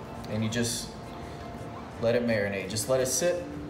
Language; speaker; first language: English; early bilingual, other home language; Spanish